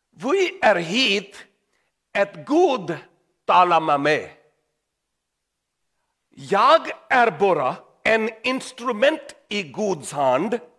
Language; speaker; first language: Swedish; non-native, learner; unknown